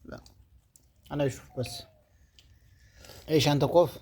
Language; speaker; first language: Arabic; non-native, learner; Amharic